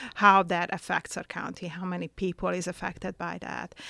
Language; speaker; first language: English; non-native, fluent; Hungarian